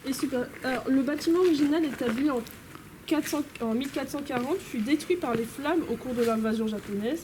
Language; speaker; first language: French; native; French